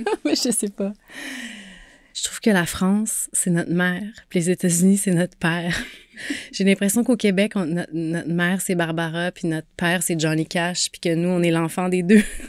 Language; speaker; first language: French; native; French